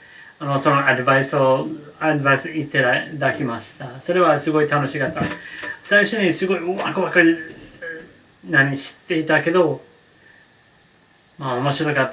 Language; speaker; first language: Japanese; non-native, learner; English